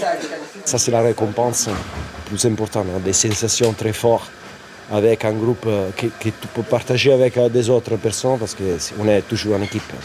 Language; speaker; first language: French; non-native, fluent; Italian